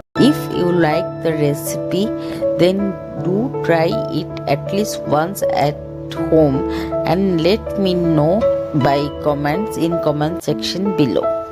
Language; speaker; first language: English; non-native, local second language; Bangla